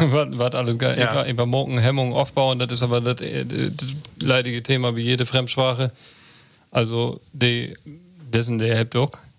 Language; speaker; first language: German; non-native, local second language; Low German